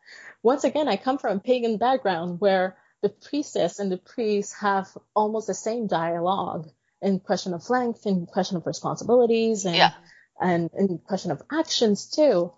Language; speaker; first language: English; native; English